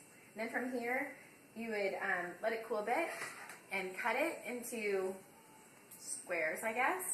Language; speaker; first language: English; native; English